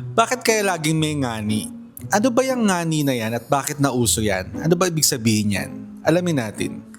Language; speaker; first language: Filipino; native; Filipino